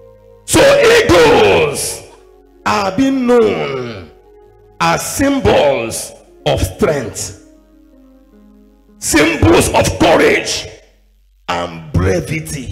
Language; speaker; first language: English; non-native, local second language; Igbo